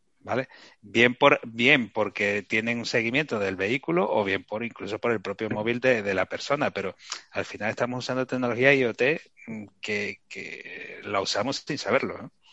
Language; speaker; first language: Spanish; native; Spanish